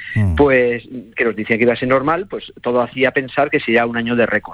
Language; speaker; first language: Spanish; native; Spanish